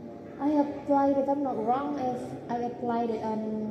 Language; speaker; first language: English; non-native, learner; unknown